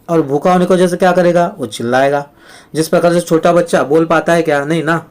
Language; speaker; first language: Hindi; non-native, local second language; Marathi